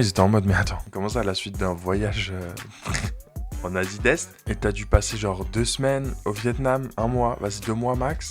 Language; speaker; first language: French; native; French